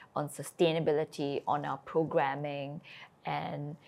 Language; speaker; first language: English; native; English